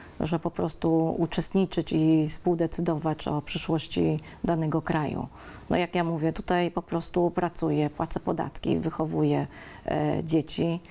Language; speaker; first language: Polish; early bilingual, other home language; Vietnamese